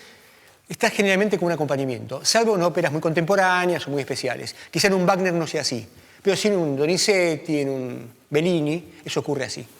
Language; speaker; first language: Spanish; native; Spanish